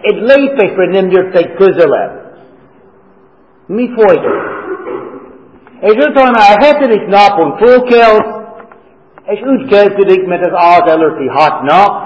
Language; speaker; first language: Hungarian; non-native, fluent; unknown